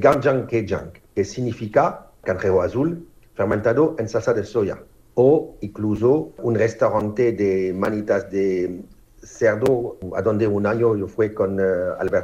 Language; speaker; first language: Spanish; non-native, fluent; French